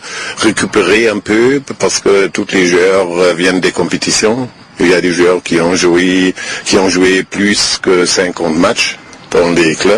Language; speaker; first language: French; non-native, fluent; German